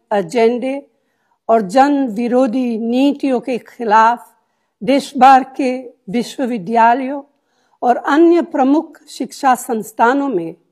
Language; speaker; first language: Hindi; non-native, fluent; Italian